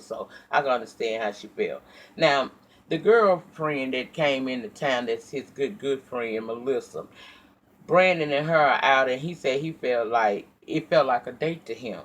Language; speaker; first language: English; native; English